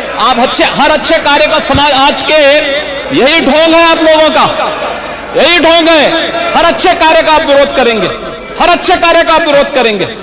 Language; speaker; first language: Hindi; native; Hindi